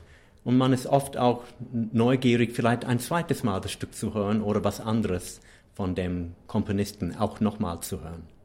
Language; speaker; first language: German; non-native, fluent; English